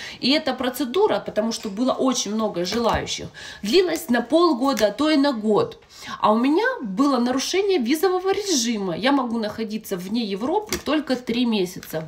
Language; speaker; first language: Russian; native; Russian